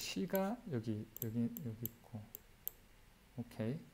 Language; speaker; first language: Korean; native; Korean